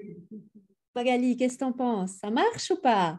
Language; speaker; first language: French; native; French